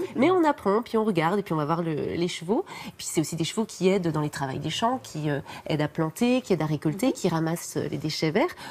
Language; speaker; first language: French; native; French